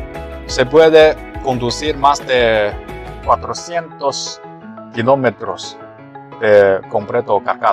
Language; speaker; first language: Spanish; non-native, learner; Chinese